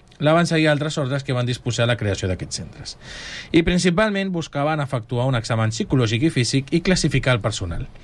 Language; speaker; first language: Catalan; native; Catalan